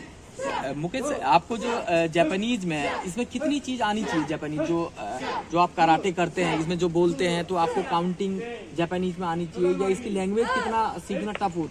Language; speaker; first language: Hindi; native; Hindi